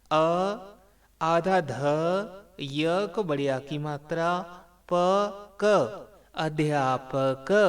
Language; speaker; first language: Hindi; non-native, local second language; Punjabi